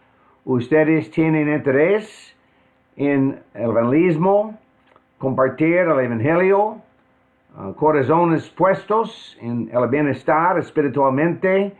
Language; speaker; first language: Spanish; non-native, fluent; English